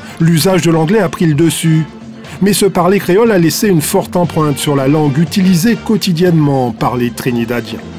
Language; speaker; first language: French; native; French